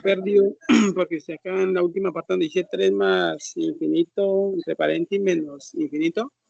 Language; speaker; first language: Spanish; native; Spanish